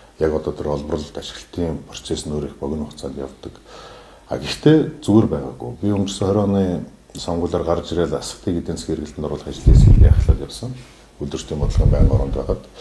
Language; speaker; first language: Mongolian; non-native, local second language; Kazakh